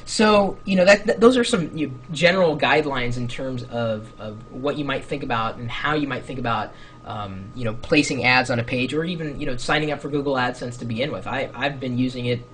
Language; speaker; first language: English; native; English